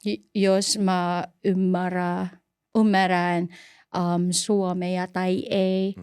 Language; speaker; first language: Finnish; non-native, learner; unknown